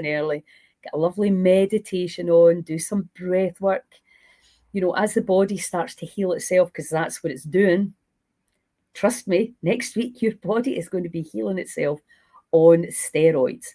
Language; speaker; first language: English; native; English